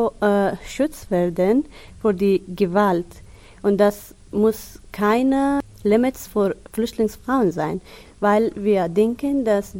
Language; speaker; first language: German; non-native, learner; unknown